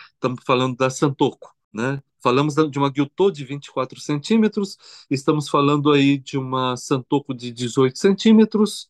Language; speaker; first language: Portuguese; early bilingual, other home language; Korean